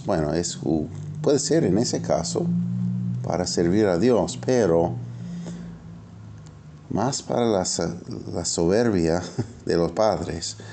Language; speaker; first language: Spanish; non-native, fluent; English